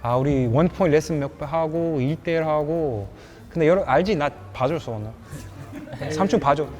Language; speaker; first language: Korean; non-native, fluent; English